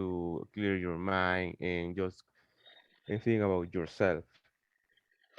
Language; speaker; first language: English; non-native, learner; Spanish